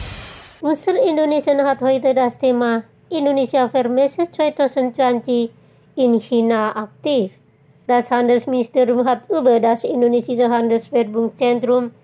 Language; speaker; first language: German; non-native, fluent; Indonesian